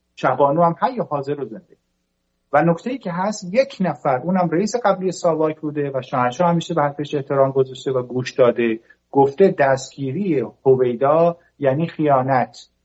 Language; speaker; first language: Persian; native; Persian